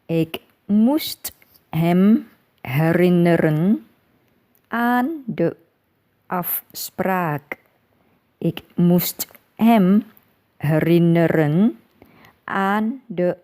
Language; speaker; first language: Dutch; non-native, learner; Thai